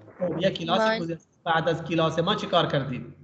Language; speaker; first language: Persian; non-native, fluent; Urdu